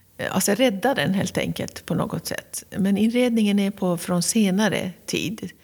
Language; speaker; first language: Swedish; non-native, fluent; Persian